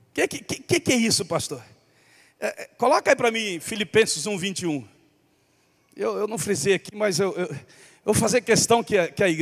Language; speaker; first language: Portuguese; native; Portuguese